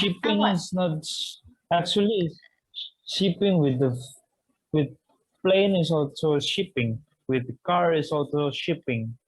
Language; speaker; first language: English; non-native, learner; Indonesian